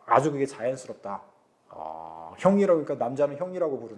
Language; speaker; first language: Korean; native; Korean